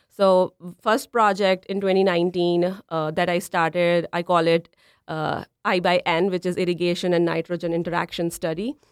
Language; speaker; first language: English; non-native, local second language; Punjabi